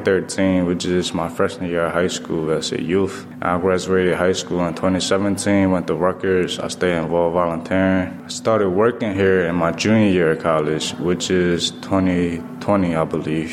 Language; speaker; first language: English; non-native, fluent; Vietnamese